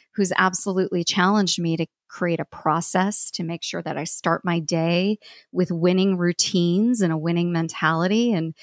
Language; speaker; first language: English; native; English